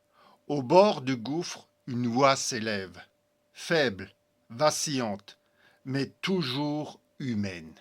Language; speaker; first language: French; native; French